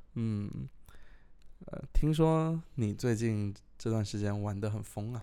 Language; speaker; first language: Chinese; early bilingual, heritage; Chinese